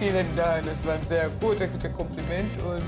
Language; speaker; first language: German; non-native, learner; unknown